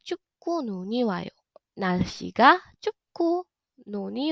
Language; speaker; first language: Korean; non-native, fluent; Indonesian